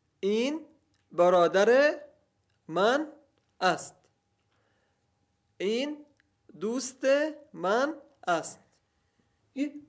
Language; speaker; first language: Persian; non-native, learner; Arabic